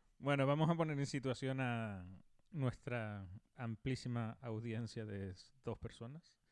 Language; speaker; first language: Spanish; native; Spanish